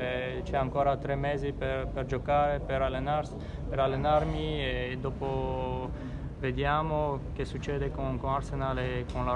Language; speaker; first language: Italian; non-native, learner; Armenian